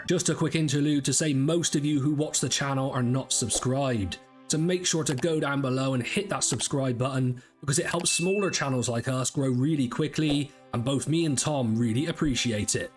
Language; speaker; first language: English; native; English